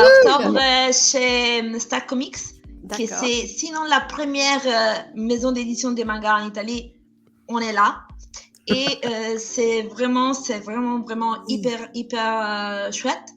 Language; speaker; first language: French; non-native, fluent; Italian